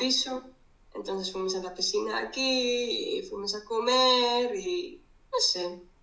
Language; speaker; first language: Spanish; non-native, learner; Dutch